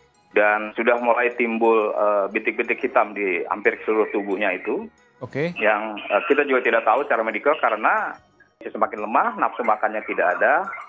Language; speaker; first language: Indonesian; native; Indonesian